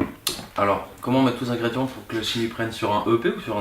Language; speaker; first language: French; native; French